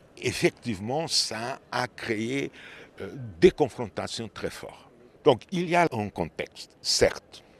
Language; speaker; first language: French; non-native, fluent; Portuguese